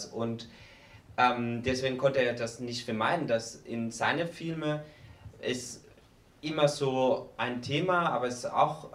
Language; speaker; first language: German; non-native, learner; Spanish